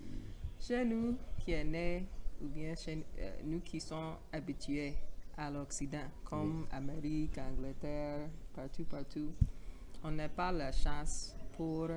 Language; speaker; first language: French; non-native, learner; English